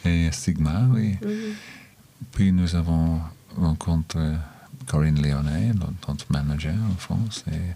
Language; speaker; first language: French; non-native, learner; English